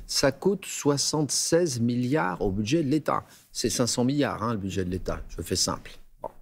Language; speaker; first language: French; native; French